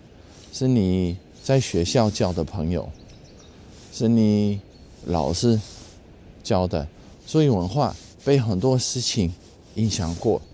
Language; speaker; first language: Chinese; non-native, fluent; Dutch